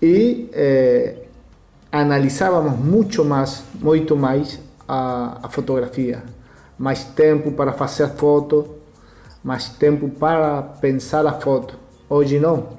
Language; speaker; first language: Portuguese; non-native, learner; Spanish